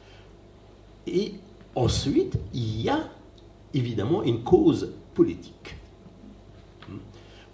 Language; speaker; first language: French; non-native, fluent; Persian